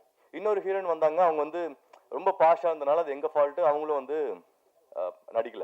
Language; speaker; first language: Tamil; native; Tamil